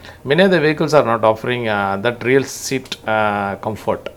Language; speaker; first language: English; non-native, local second language; Tamil